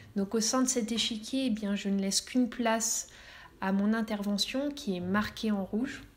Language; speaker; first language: French; native; French